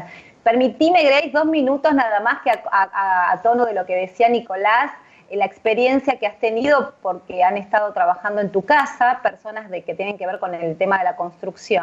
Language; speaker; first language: Spanish; native; Spanish